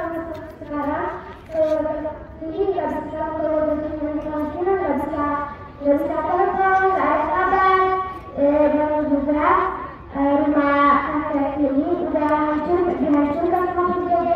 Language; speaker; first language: Indonesian; early bilingual, other home language; Arabic